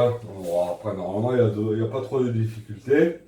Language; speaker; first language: French; native; French